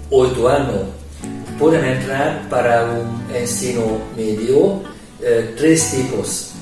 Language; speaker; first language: Portuguese; non-native, learner; Hungarian